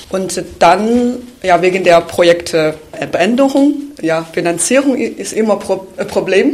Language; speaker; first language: German; non-native, fluent; Chinese